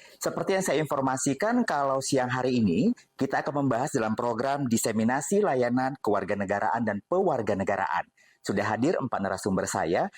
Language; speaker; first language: Indonesian; native; Indonesian